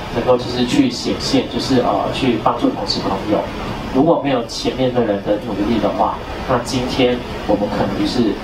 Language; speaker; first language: Chinese; native; Chinese